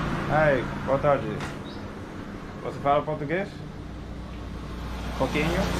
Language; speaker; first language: Portuguese; non-native, learner; English